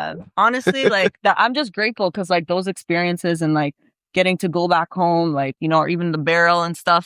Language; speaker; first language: English; native; English